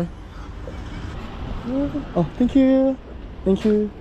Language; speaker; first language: English; non-native, learner; Korean